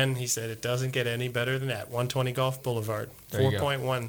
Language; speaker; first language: English; native; English